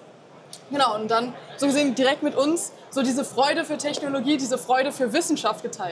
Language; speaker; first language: German; native; German